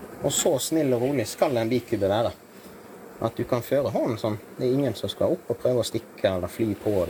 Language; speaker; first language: Norwegian; native; Norwegian